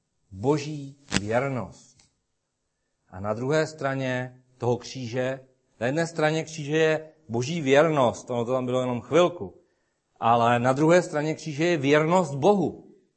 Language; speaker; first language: Czech; native; Czech